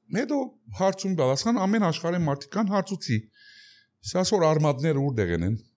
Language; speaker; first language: Armenian; early bilingual, heritage; Armenian